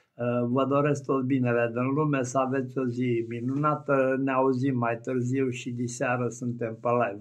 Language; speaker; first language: Romanian; native; Romanian